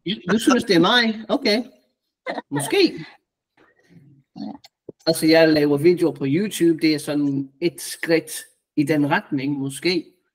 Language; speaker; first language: Danish; non-native, fluent; English